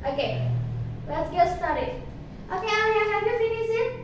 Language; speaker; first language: English; non-native, fluent; Indonesian